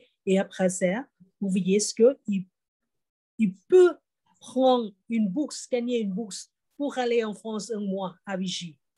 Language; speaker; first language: French; non-native, fluent; Thai